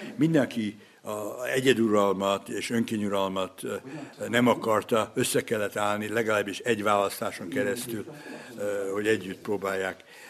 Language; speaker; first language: Hungarian; early bilingual, heritage; Hungarian